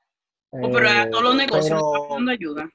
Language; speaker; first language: Spanish; early bilingual, heritage; Spanish